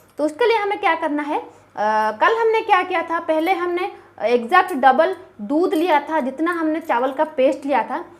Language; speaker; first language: Hindi; non-native, local second language; Bangla